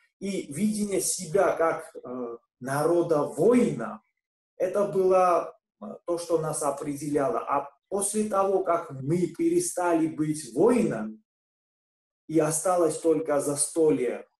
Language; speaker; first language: Russian; non-native, fluent; Georgian